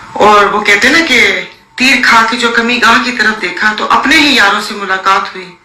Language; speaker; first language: Urdu; non-native, local second language; Sindhi